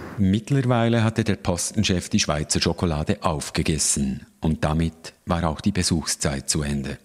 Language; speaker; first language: German; native; German